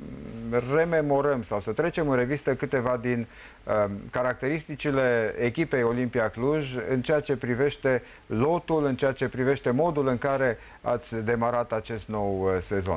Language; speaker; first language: Romanian; native; Romanian